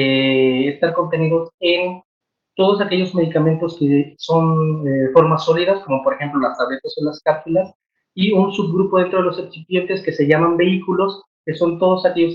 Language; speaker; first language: Spanish; native; Spanish